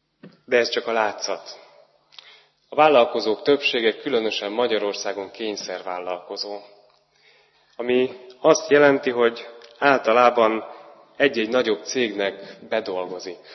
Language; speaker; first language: Hungarian; native; Hungarian